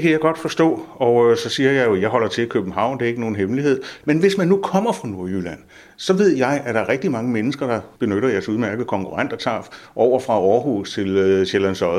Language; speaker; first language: Danish; native; Danish